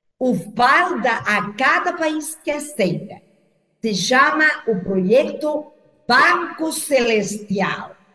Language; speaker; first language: Portuguese; non-native, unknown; Spanish